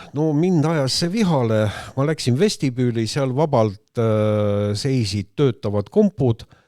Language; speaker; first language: Estonian; non-native, local second language; Russian